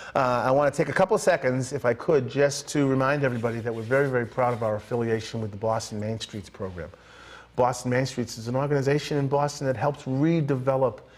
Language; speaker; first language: English; native; English